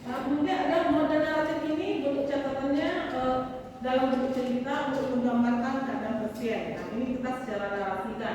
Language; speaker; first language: Indonesian; native; Indonesian